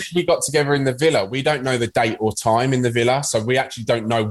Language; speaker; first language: English; native; English